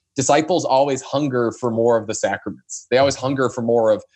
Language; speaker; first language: English; native; English